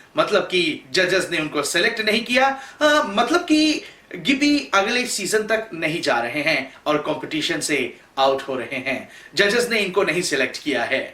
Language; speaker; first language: Hindi; native; Hindi